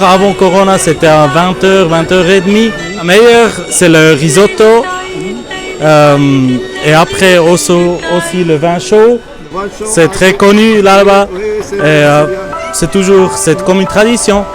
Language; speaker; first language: French; non-native, learner; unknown